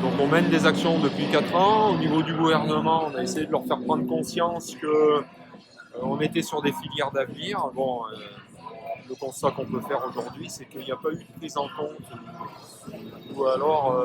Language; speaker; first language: French; native; French